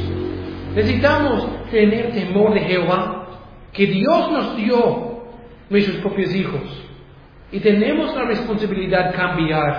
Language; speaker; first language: Spanish; non-native, fluent; English